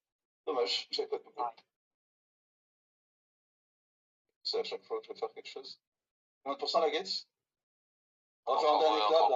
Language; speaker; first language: French; native; French